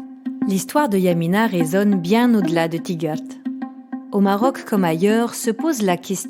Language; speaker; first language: French; native; French